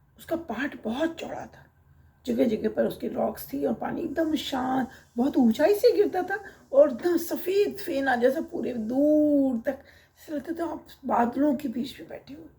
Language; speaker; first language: Hindi; native; Hindi